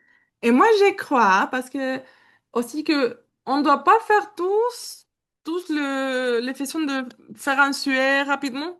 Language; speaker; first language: French; non-native, learner; Spanish